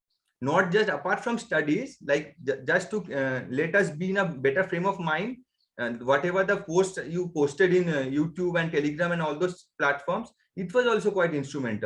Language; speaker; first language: English; non-native, local second language; Bangla